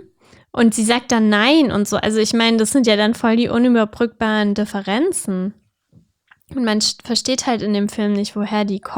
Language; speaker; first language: German; native; German